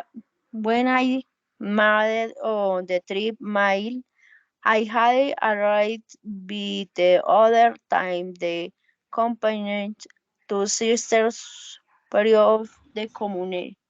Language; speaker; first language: English; non-native, learner; Spanish